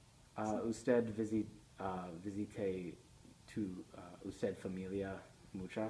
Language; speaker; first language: Spanish; non-native, learner; English